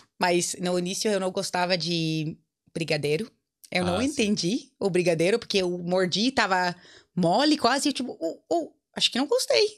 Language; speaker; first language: Portuguese; non-native, fluent; English